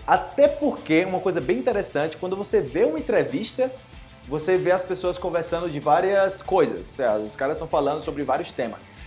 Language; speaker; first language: Portuguese; native; Portuguese